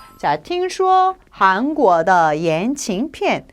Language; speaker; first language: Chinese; non-native, fluent; Korean